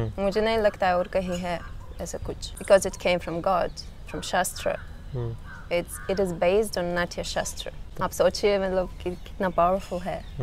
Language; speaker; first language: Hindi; non-native, fluent; Russian